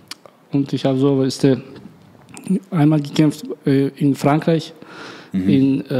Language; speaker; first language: German; non-native, learner; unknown